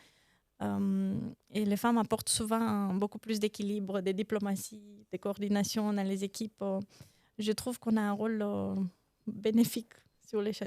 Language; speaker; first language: French; non-native, fluent; Romanian